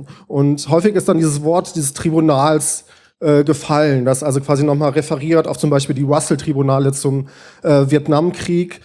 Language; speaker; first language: German; native; German